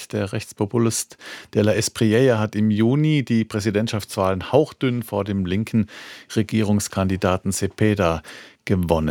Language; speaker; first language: German; native; German